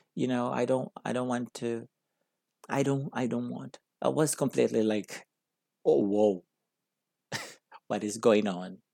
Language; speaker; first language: English; non-native, learner; Portuguese